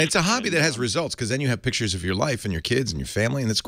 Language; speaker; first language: English; native; English